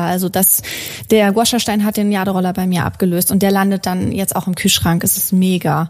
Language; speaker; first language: German; native; German